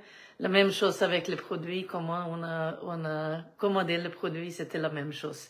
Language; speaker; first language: French; non-native, fluent; Swedish